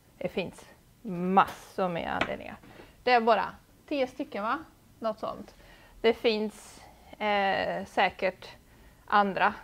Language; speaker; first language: Swedish; non-native, fluent; Italian